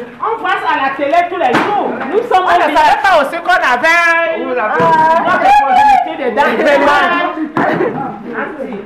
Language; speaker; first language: French; non-native, local second language; English